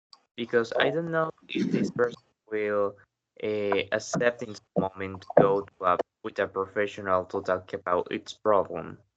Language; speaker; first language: English; non-native, learner; Spanish